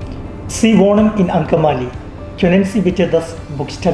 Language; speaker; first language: German; non-native, fluent; Malayalam